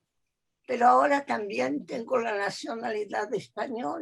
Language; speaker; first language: Spanish; early bilingual, other home language; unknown